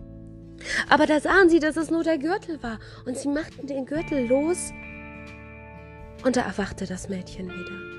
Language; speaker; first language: German; native; German